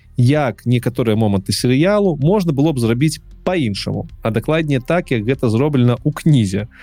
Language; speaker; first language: Belarusian; non-native, local second language; Russian